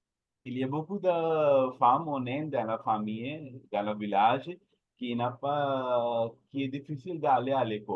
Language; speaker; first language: French; non-native, learner; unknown